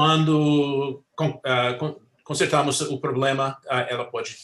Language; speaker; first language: Portuguese; non-native, fluent; English